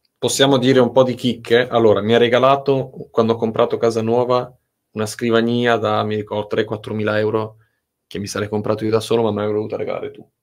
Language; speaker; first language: Italian; native; Italian